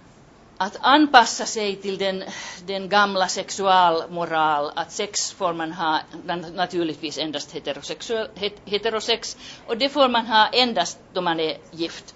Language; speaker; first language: Swedish; non-native, local second language; Finnish